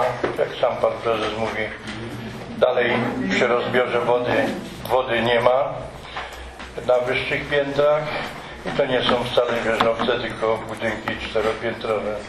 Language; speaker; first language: Polish; native; Polish